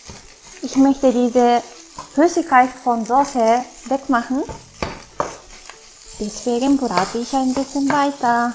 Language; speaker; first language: German; non-native, learner; Japanese